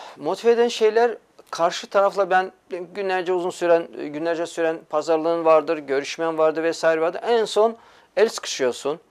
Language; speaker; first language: Turkish; early bilingual, heritage; Turkish